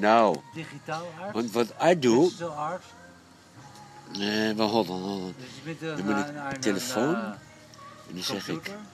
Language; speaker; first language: German; non-native, fluent; Dutch